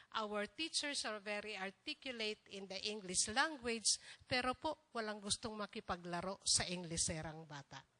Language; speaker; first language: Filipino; non-native, local second language; Bikol